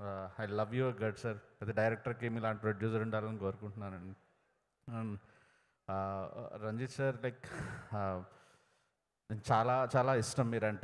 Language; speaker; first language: Telugu; non-native, learner; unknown